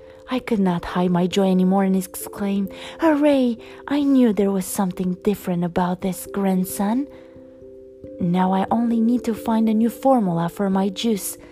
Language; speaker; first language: English; non-native, fluent; Romanian